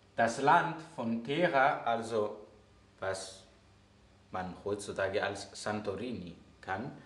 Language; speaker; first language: German; non-native, fluent; Greek